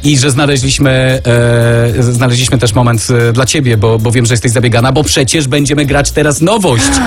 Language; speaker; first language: Polish; native; Polish